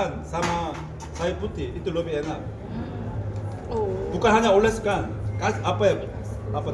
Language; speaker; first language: Indonesian; non-native, learner; Korean